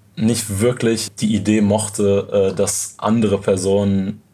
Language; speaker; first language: German; native; German